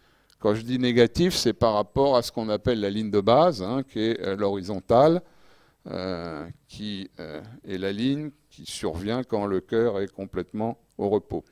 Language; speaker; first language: French; native; French